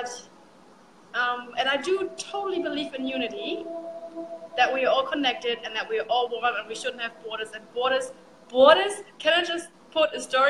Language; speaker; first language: English; non-native, fluent; German